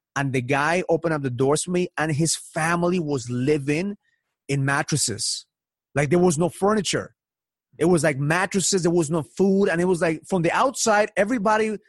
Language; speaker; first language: English; early bilingual, other home language; Spanish